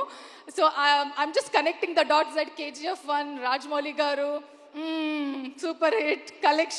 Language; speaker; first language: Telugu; non-native, learner; Kannada